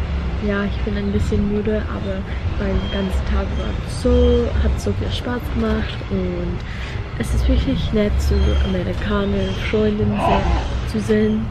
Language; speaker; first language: German; non-native, learner; English